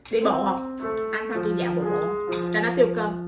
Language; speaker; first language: Vietnamese; native; Vietnamese